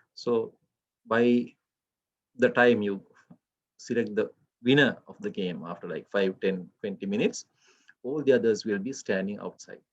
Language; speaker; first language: English; non-native, local second language; Sinhala